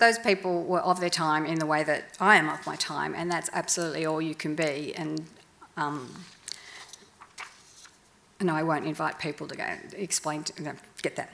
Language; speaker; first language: English; native; English